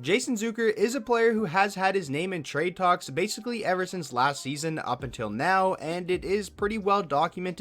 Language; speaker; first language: English; native; English